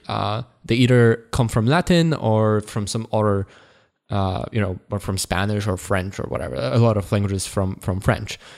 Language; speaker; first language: English; non-native, fluent; Polish